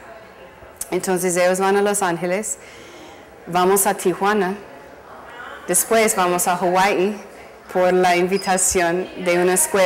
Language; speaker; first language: Spanish; non-native, fluent; English